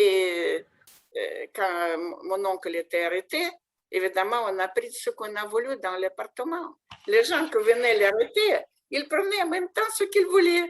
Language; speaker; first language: French; non-native, fluent; Russian